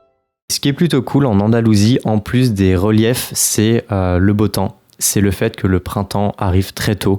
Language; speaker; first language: French; native; French